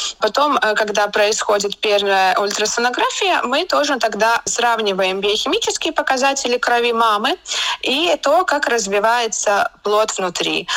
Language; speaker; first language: Russian; native; Russian